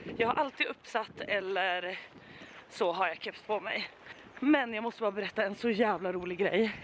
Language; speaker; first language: Swedish; native; Swedish